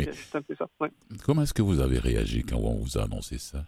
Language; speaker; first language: French; native; French